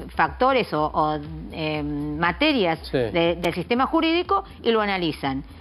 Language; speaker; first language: Spanish; native; Spanish